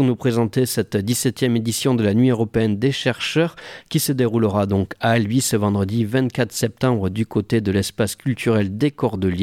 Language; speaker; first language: French; native; French